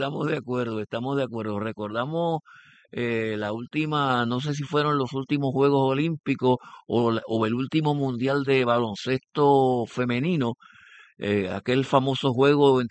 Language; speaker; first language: Spanish; native; Spanish